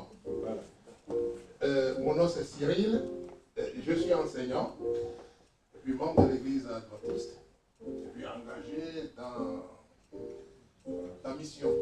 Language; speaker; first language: French; native; French